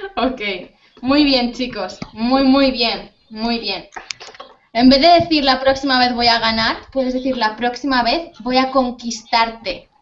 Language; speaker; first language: Spanish; native; Spanish